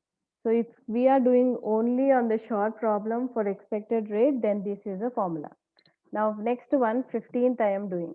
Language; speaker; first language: English; non-native, local second language; Telugu